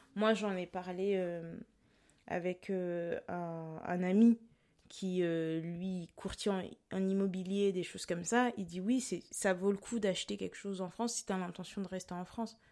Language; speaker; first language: French; early bilingual, other home language; Lingala